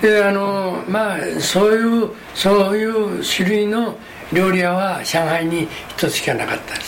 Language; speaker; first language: Japanese; non-native, local second language; Korean